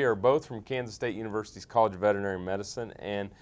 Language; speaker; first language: English; native; English